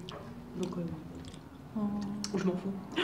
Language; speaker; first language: French; native; French